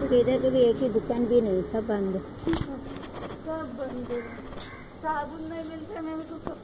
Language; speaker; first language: Hindi; non-native, local second language; Tamil